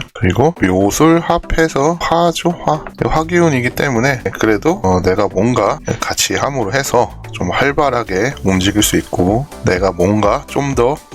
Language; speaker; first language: Korean; native; Korean